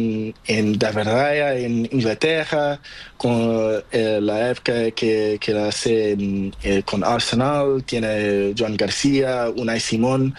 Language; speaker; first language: Spanish; non-native, learner; Portuguese